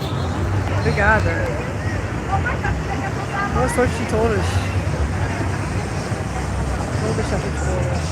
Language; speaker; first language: Portuguese; non-native, learner; English